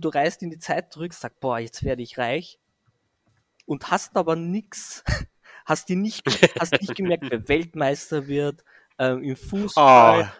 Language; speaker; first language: German; native; German